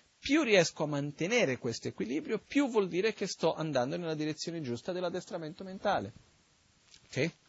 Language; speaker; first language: Italian; non-native, fluent; Portuguese